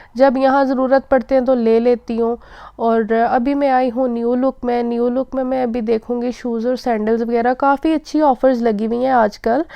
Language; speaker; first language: Urdu; native; Urdu